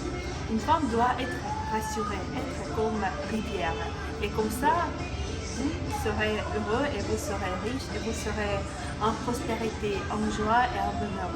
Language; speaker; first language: French; non-native, local second language; Ukrainian